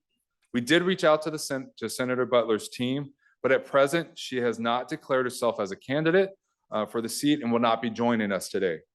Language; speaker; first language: English; native; English